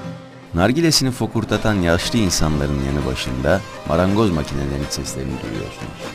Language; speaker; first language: Turkish; native; Turkish